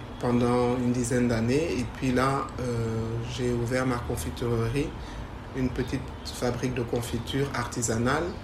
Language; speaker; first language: French; native; French